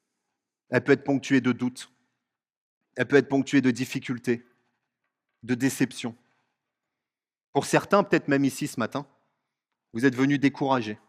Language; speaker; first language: French; native; French